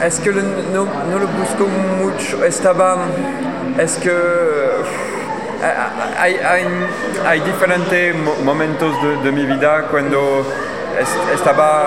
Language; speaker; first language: Spanish; non-native, learner; French